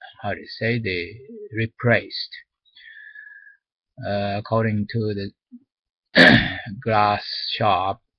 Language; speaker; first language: English; non-native, learner; Japanese